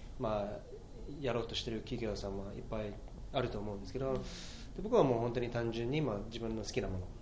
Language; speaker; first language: Japanese; non-native, fluent; English